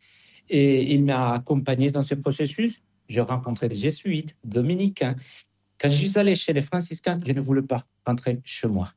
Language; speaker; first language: French; non-native, fluent; Spanish